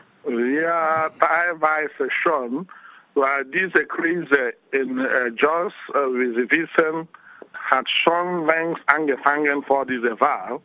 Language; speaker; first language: German; non-native, fluent; Igbo